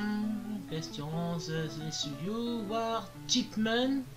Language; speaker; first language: English; non-native, learner; French